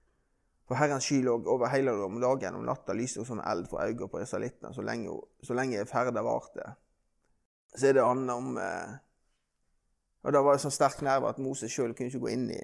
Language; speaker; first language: Norwegian; native; Norwegian